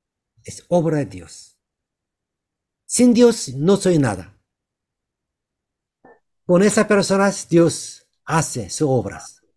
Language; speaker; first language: Spanish; non-native, learner; Korean